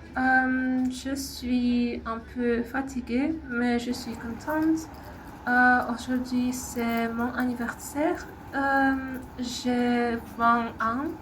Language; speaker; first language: French; non-native, learner; Ukrainian